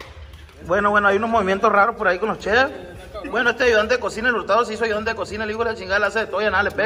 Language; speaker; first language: Spanish; native; Spanish